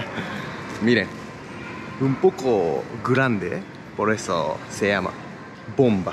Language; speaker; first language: Spanish; non-native, fluent; Japanese